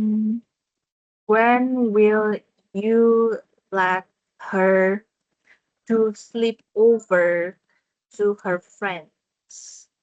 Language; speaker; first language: English; non-native, fluent; Indonesian